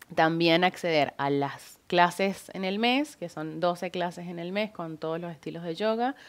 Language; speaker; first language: Spanish; native; Spanish